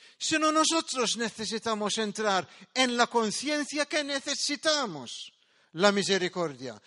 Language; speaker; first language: Spanish; non-native, fluent; Maltese